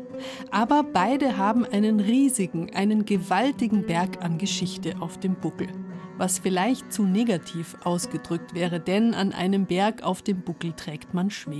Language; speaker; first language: German; native; German